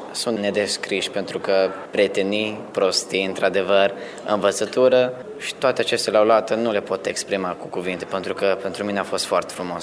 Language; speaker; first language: Romanian; early bilingual, other home language; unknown